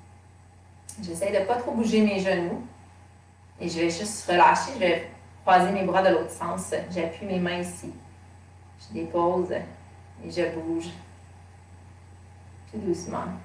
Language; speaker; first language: French; native; French